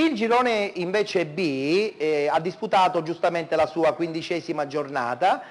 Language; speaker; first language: Italian; native; Italian